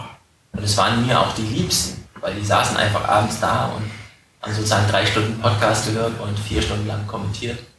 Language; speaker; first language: German; native; German